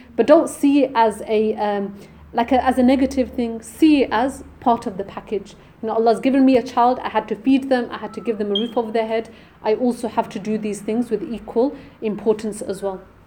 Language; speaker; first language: English; native; English